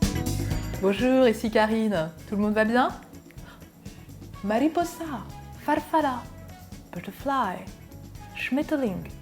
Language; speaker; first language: French; native; French